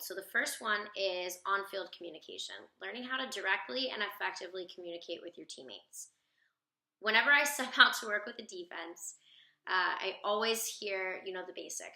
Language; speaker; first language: English; native; English